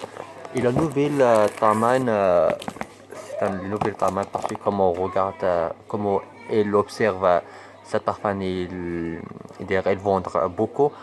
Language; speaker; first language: French; non-native, learner; Arabic